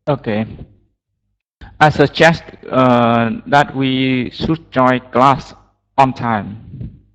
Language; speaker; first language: English; non-native, learner; Vietnamese